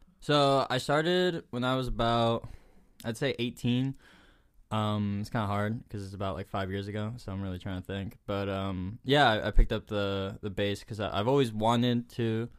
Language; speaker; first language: English; early bilingual, other home language; Spanish